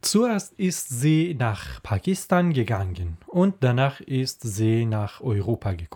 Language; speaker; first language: German; non-native, learner; Persian